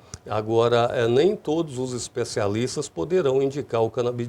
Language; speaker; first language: Portuguese; native; Portuguese